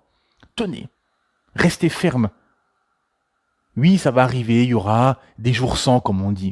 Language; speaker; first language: French; native; French